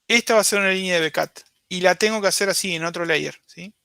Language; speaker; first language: Spanish; native; Spanish